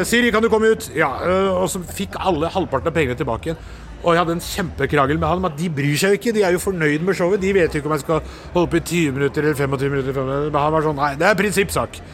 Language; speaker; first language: Norwegian; early bilingual, other home language; Urdu